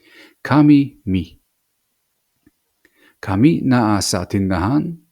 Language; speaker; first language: Cebuano; non-native, fluent; English